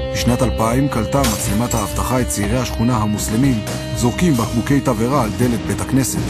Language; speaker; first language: Hebrew; native; Hebrew